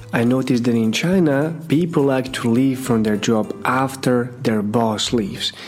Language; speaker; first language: English; non-native, fluent; Slovak